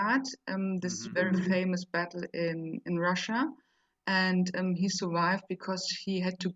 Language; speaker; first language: English; non-native, fluent; German